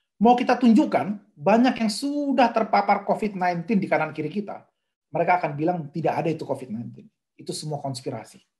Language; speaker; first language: Indonesian; native; Indonesian